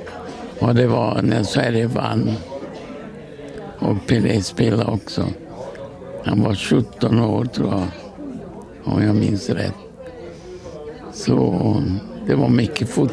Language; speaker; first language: Swedish; early bilingual, other home language; Portuguese